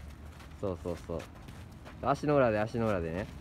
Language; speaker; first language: Japanese; native; Japanese